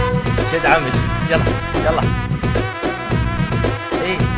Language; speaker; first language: Arabic; native; Arabic